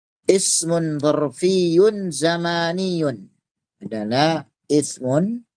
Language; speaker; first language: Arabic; non-native, fluent; Indonesian